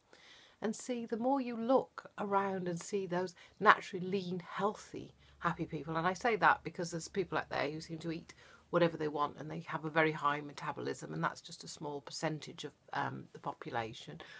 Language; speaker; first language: English; native; English